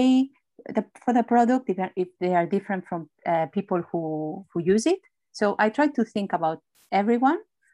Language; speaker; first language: English; non-native, fluent; Spanish